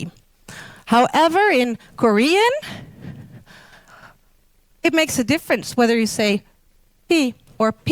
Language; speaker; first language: English; non-native, fluent; Dutch